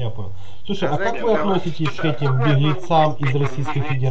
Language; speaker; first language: Russian; non-native, local second language; Ukrainian